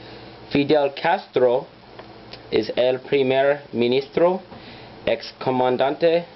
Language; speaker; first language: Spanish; non-native, learner; English